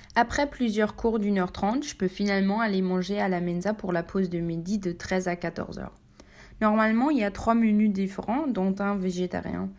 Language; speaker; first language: French; native; French